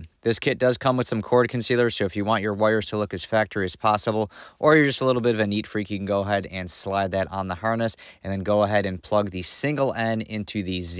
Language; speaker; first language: English; native; English